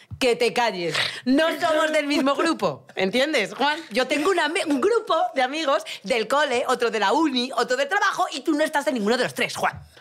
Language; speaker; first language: Spanish; native; Spanish